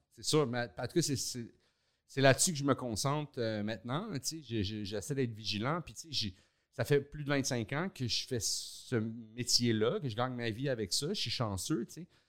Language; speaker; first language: French; native; French